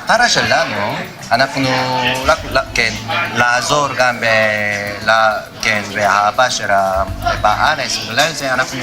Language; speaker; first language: Hebrew; non-native, learner; Korean